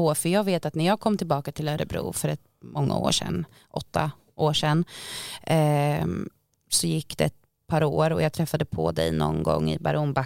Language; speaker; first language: Swedish; native; Swedish